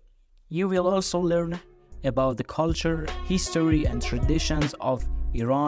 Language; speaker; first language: English; non-native, fluent; Persian